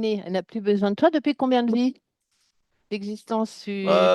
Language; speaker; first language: French; native; French